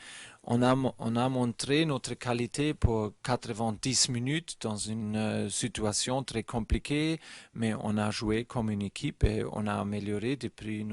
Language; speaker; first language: French; non-native, learner; German